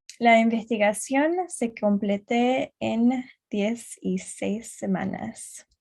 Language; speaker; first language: Spanish; non-native, learner; English